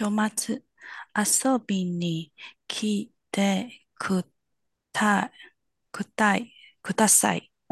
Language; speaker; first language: Japanese; non-native, learner; Chinese